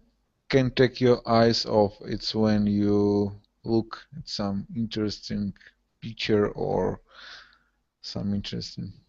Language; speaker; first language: English; non-native, learner; Russian